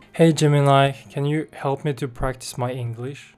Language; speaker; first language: English; non-native, learner; Mongolian